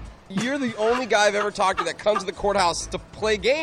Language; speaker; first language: English; native; English